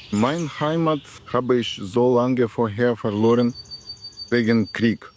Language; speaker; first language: German; non-native, learner; Russian